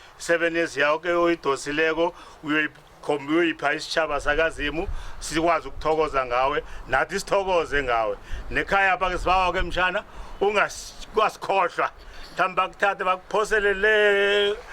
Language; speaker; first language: Zulu; non-native, local second language; South Ndebele